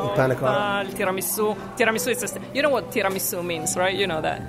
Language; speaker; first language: English; non-native, fluent; Italian